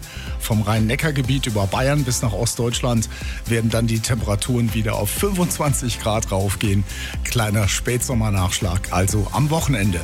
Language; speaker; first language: German; native; German